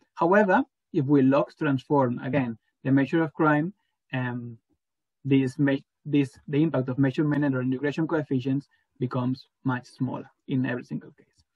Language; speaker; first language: English; non-native, fluent; Spanish